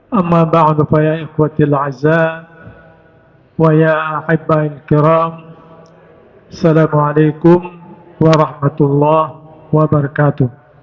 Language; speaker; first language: Arabic; non-native, fluent; Thai